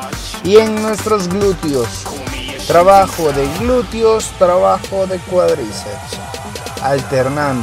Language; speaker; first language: Spanish; native; Spanish